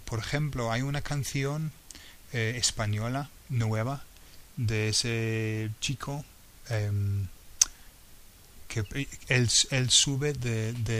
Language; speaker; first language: Spanish; non-native, fluent; English